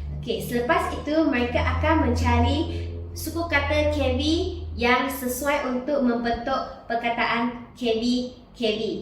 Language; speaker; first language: Malay; non-native, local second language; Chinese